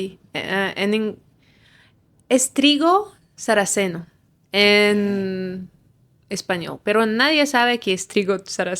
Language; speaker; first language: Spanish; non-native, fluent; Russian